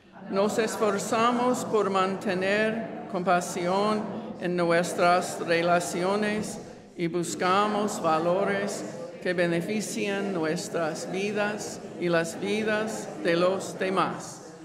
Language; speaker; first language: Spanish; non-native, learner; English